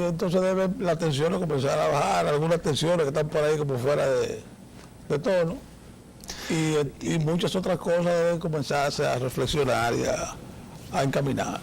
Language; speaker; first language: Spanish; native; Spanish